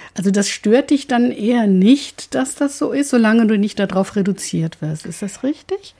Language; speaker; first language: German; native; German